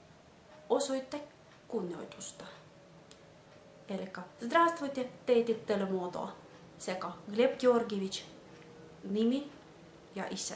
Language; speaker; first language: Finnish; non-native, fluent; Russian